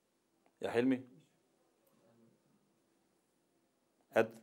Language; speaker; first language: Arabic; non-native, fluent; Bosnian